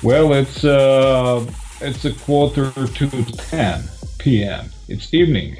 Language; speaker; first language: English; non-native, fluent; Croatian